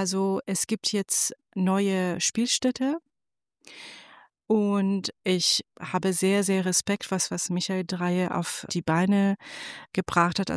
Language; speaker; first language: German; non-native, fluent; Persian